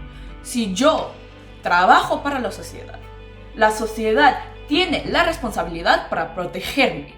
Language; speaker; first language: Spanish; non-native, local second language; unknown